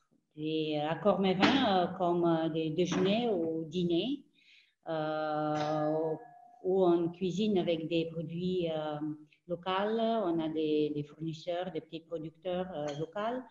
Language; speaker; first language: French; non-native, fluent; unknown